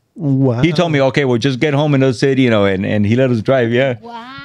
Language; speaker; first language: English; native; English